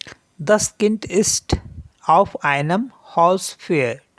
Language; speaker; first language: German; non-native, learner; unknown